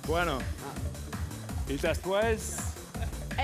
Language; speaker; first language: Spanish; non-native, learner; English